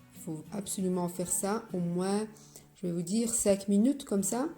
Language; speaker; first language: French; non-native, local second language; Arabic